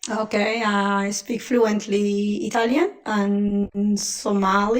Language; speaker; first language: English; non-native, fluent; Italian